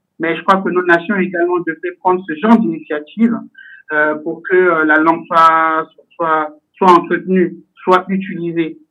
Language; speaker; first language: French; native; French